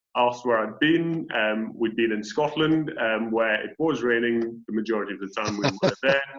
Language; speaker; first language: English; native; English